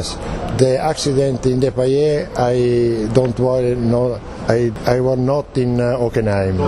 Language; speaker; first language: English; non-native, learner; Italian